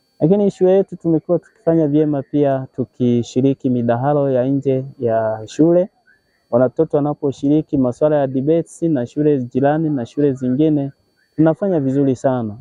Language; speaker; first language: Swahili; native; Swahili